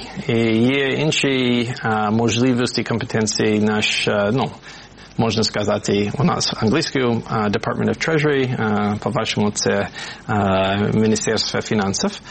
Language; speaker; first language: Ukrainian; non-native, fluent; English